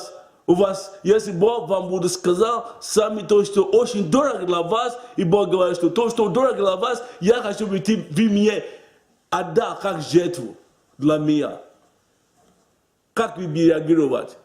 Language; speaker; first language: Russian; non-native, learner; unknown